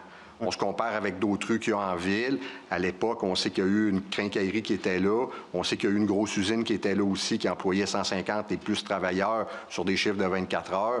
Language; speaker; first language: French; native; French